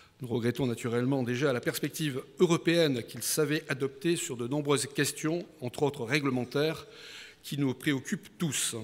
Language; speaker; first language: French; native; French